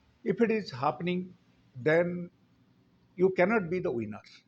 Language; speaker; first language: English; non-native, local second language; Telugu